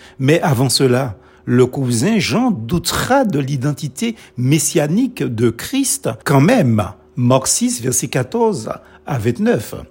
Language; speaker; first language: French; non-native, local second language; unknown